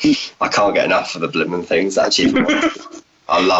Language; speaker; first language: English; native; English